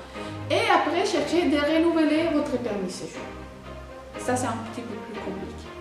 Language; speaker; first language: French; non-native, fluent; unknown